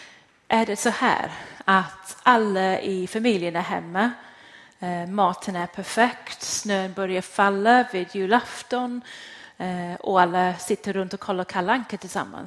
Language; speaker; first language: Swedish; non-native, fluent; English